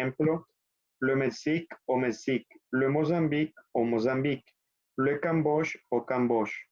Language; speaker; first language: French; non-native, fluent; Spanish